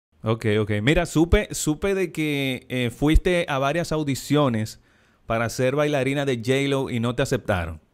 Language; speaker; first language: Spanish; native; Spanish